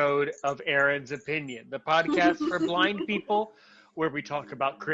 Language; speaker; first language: English; native; English